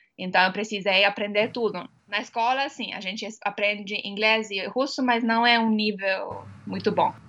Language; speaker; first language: Portuguese; non-native, fluent; Estonian